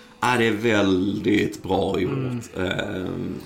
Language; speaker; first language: Swedish; native; Swedish